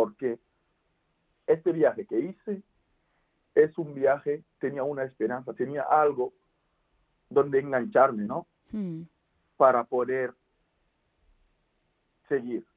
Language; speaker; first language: Spanish; non-native, fluent; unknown